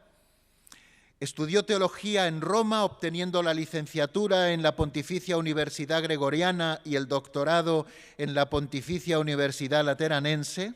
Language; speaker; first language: Spanish; native; Spanish